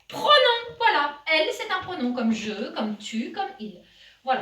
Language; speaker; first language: French; native; French